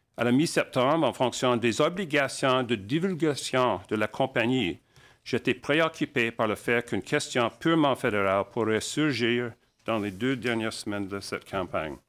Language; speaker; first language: French; non-native, local second language; English